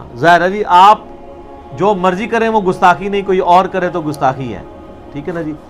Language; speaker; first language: Urdu; non-native, local second language; Punjabi